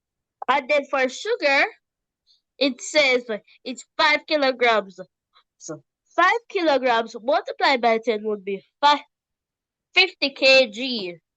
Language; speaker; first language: English; native; English